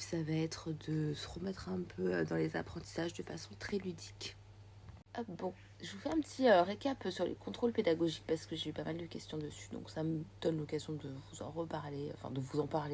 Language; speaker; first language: French; native; French